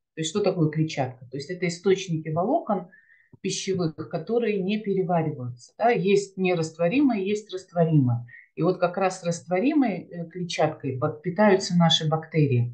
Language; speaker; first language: Russian; native; Russian